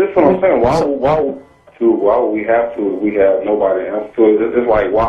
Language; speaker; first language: English; native; English